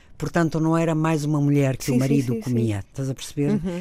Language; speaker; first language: Portuguese; non-native, fluent; Italian